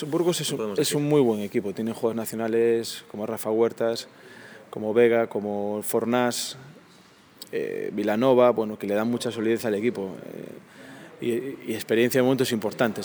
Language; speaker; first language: Spanish; native; Spanish